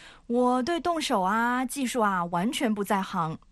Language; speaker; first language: Chinese; native; Chinese